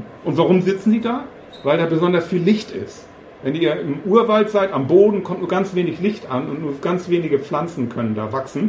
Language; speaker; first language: German; native; German